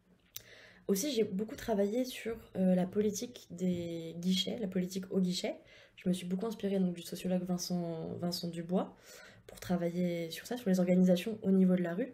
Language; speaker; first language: French; native; French